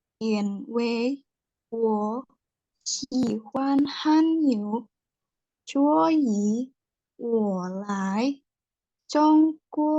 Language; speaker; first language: Chinese; non-native, learner; Indonesian